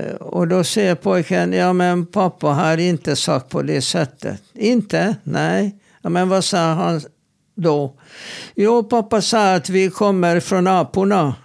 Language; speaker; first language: Swedish; non-native, fluent; Hungarian